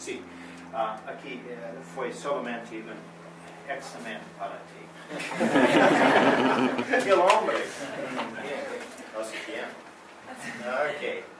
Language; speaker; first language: Spanish; non-native, learner; English